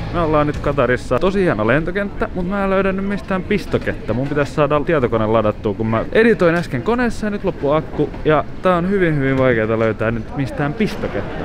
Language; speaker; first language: Finnish; native; Finnish